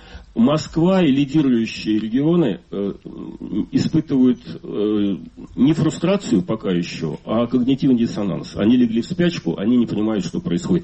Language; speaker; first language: Russian; native; Russian